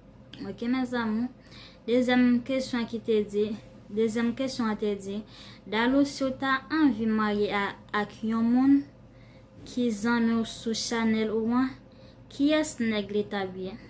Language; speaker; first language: French; non-native, learner; Haitian Creole